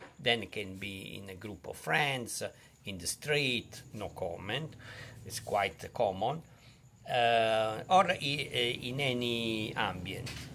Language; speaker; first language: English; non-native, fluent; Italian